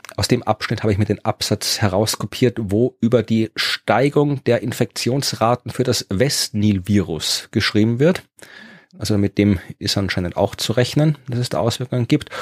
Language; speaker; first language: German; native; German